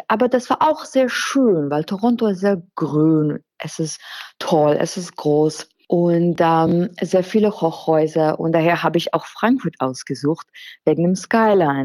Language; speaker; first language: German; non-native, fluent; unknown